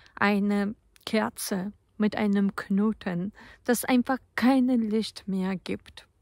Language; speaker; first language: German; non-native, fluent; Polish